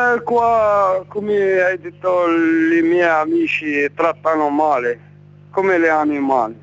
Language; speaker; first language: Italian; non-native, learner; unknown